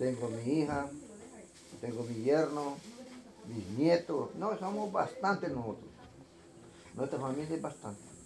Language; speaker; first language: Spanish; non-native, local second language; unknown